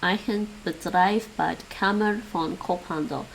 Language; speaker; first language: Dutch; non-native, learner; English